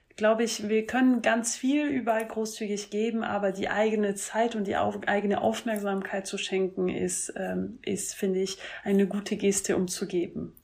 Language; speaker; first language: German; non-native, fluent; French